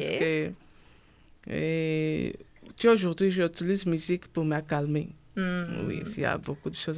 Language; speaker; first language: French; non-native, learner; Portuguese